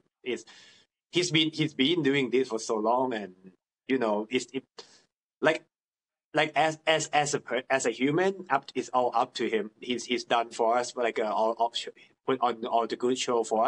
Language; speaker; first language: English; non-native, fluent; Thai